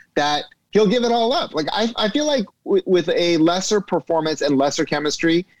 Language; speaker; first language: English; native; English